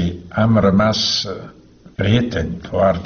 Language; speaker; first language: Romanian; non-native, fluent; Slovak